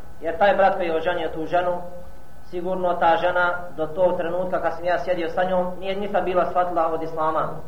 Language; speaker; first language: Bosnian; non-native, fluent; Arabic